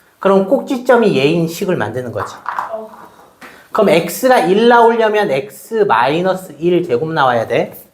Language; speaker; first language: Korean; native; Korean